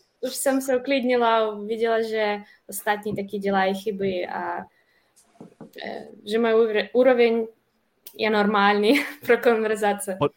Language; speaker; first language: Czech; non-native, learner; Ukrainian